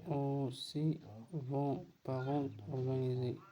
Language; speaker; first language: French; non-native, learner; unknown